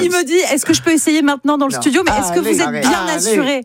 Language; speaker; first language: French; native; French